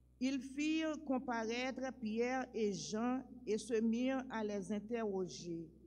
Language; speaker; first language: French; non-native, local second language; Haitian Creole